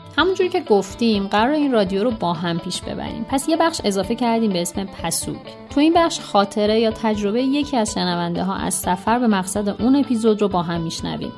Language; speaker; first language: Persian; native; Persian